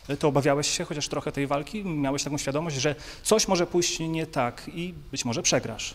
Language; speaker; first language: Polish; native; Polish